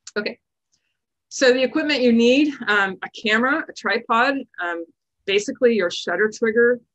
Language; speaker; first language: English; native; English